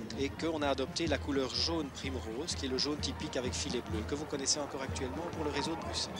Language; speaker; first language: French; native; French